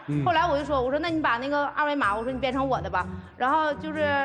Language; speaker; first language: Chinese; native; Chinese